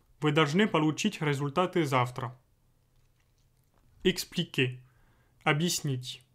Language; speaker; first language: Russian; non-native, fluent; French